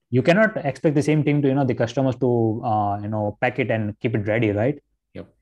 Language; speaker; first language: English; non-native, local second language; Gujarati